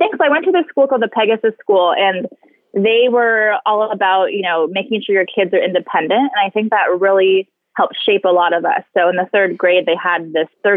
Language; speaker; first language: English; native; English